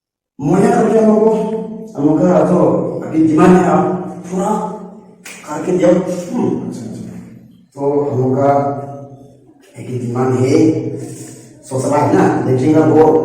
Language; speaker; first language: Hindi; non-native, local second language; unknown